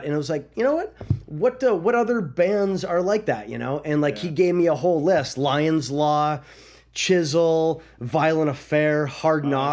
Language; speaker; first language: English; native; English